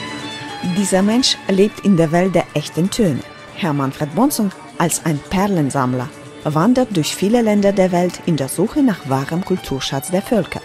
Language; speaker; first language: German; non-native, fluent; Ukrainian